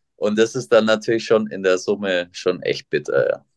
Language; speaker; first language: German; native; German